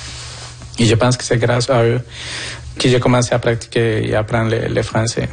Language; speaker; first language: French; non-native, fluent; Spanish